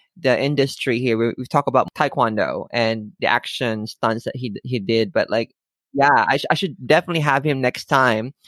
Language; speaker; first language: English; non-native, local second language; Filipino